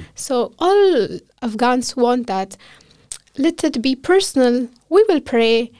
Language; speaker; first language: English; non-native, fluent; Pashto